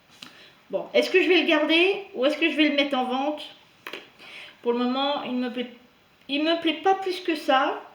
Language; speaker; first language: French; native; French